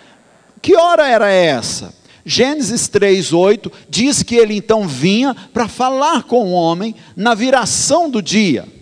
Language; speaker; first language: Portuguese; native; Portuguese